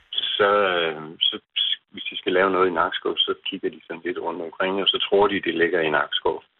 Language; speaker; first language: Danish; native; Danish